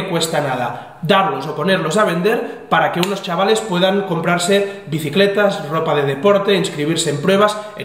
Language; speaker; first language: Spanish; native; Spanish